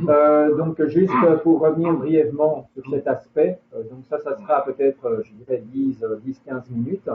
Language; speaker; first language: French; native; French